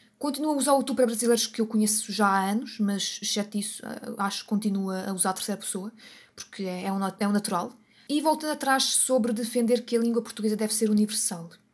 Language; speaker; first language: Portuguese; native; Portuguese